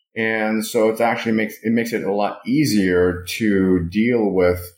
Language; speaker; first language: English; non-native, fluent; Russian